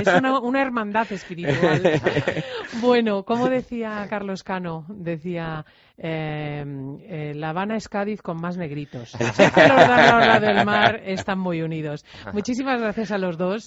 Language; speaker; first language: Spanish; native; Spanish